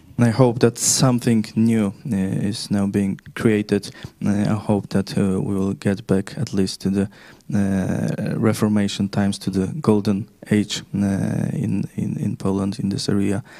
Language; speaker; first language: English; non-native, fluent; Polish